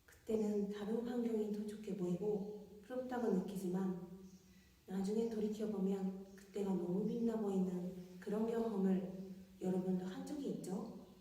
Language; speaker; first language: Korean; non-native, fluent; Japanese